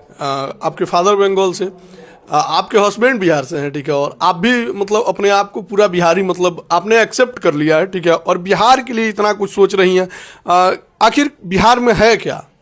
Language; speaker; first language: Hindi; native; Hindi